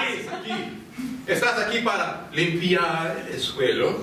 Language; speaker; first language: Spanish; non-native, learner; English